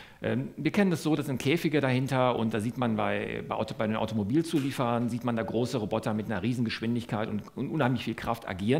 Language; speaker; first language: German; native; German